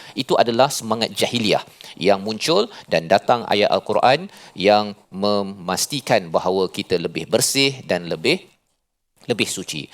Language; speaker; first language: Malay; native; Malay